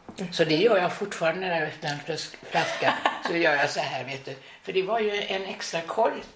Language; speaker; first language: Swedish; native; Swedish